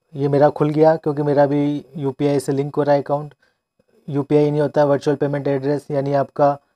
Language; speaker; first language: Hindi; non-native, local second language; Gujarati